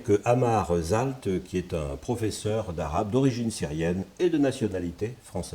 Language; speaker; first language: French; native; French